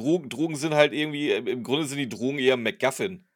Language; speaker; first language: German; native; German